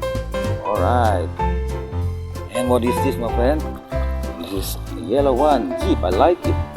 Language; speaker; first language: English; non-native, learner; Indonesian